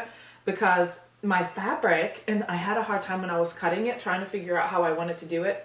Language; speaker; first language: English; native; English